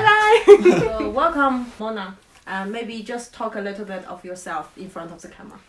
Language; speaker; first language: English; non-native, fluent; Chinese